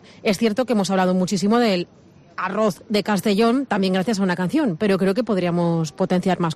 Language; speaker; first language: Spanish; native; Spanish